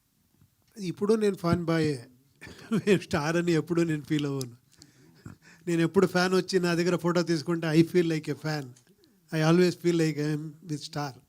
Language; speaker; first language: Telugu; non-native, fluent; Kannada